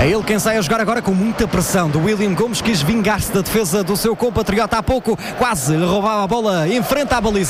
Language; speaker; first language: Portuguese; native; Portuguese